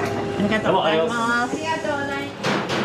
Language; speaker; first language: Japanese; native; Japanese